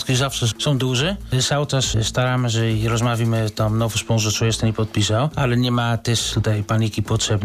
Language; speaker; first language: Polish; non-native, learner; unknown